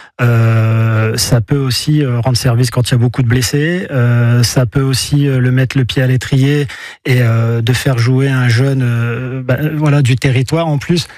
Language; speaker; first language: French; native; French